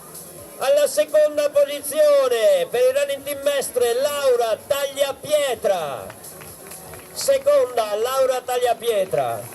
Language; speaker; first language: Italian; native; Italian